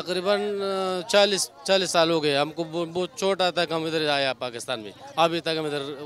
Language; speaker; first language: Hindi; early bilingual, other home language; Pashto